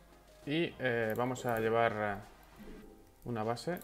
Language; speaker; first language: Spanish; native; Spanish